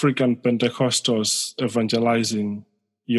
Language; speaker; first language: English; non-native, local second language; Nyanja